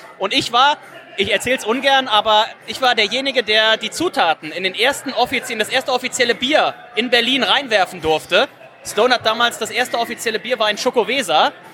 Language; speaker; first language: German; native; German